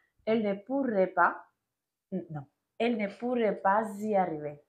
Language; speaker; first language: French; non-native, learner; Spanish